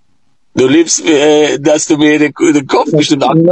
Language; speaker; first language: German; native; German